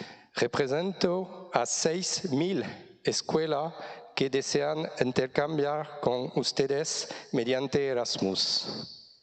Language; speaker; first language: Spanish; non-native, fluent; French